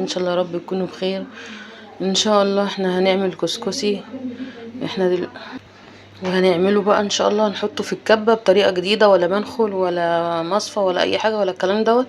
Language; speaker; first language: Arabic; native; Arabic